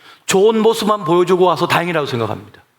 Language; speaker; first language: Korean; native; Korean